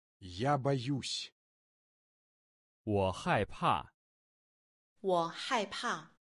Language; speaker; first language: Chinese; non-native, fluent; Russian